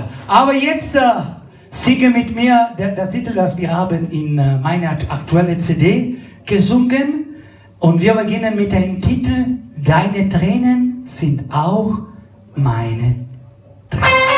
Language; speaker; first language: German; non-native, fluent; Italian